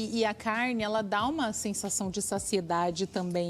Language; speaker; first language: Portuguese; native; Portuguese